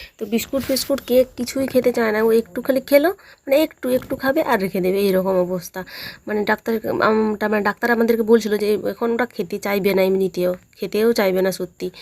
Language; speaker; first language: Bangla; non-native, local second language; Santali